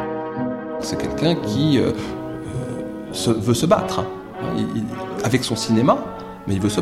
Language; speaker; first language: French; native; French